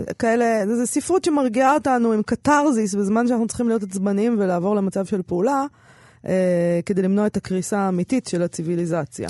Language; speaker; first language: Hebrew; native; Hebrew